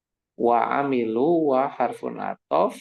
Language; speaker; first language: Arabic; non-native, learner; Indonesian